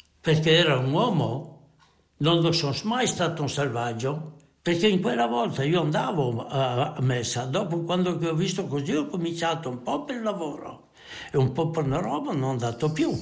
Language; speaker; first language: Italian; non-native, local second language; Friulian